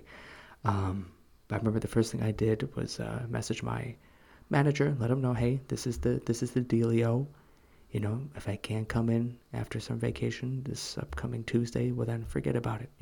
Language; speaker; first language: English; native; English